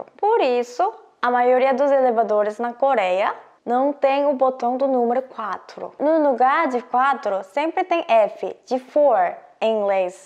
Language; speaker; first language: Portuguese; non-native, fluent; Korean